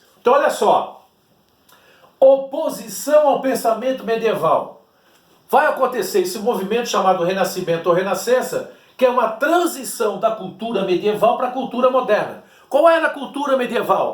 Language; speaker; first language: Portuguese; native; Portuguese